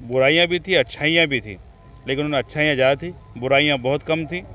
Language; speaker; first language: Hindi; native; Hindi